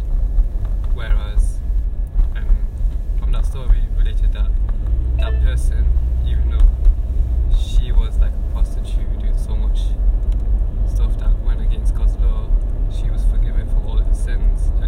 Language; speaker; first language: English; native; English